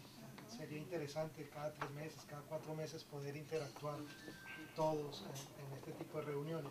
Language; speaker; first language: Spanish; native; Spanish